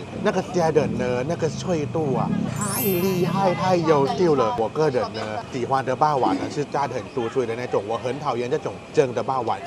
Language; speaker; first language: Chinese; non-native, fluent; Thai